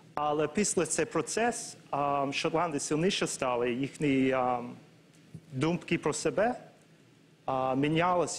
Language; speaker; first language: Ukrainian; non-native, learner; English